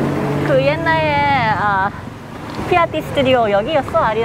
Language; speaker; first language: Korean; non-native, fluent; Thai